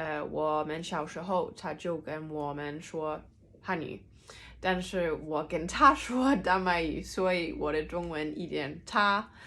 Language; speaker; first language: Chinese; early bilingual, heritage; Danish